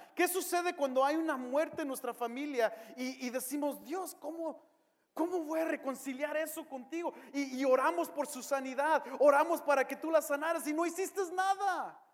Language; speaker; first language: Spanish; early bilingual, heritage; Spanish